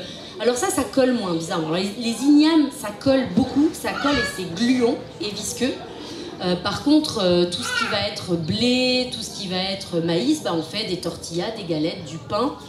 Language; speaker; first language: French; native; French